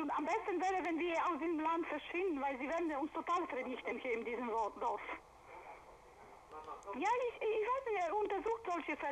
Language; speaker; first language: German; non-native, fluent; Polish